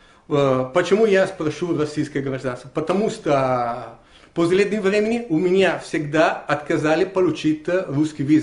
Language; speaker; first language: Russian; non-native, learner; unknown